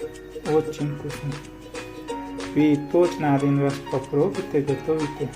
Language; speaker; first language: Russian; non-native, learner; Hindi